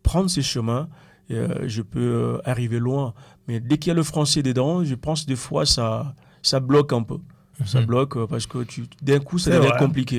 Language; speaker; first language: French; non-native, local second language; Lingala